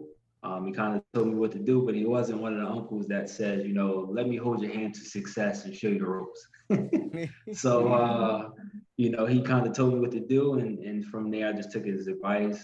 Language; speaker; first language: English; native; English